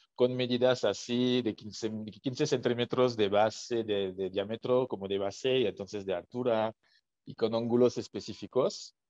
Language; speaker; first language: Spanish; non-native, fluent; French